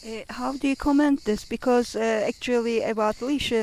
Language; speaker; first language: English; non-native, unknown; Turkish